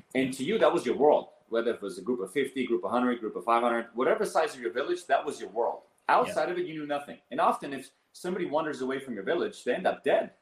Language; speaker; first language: English; early bilingual, other home language; Armenian